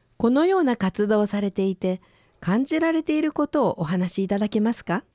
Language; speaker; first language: Japanese; native; Japanese